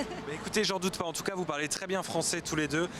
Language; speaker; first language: French; native; French